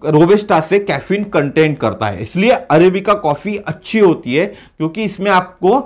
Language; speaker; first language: Hindi; non-native, local second language; Marathi